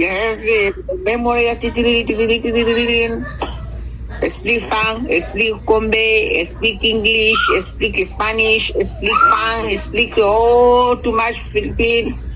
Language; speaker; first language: English; non-native, learner; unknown